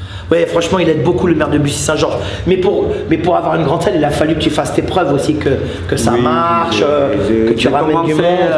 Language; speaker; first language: French; native; French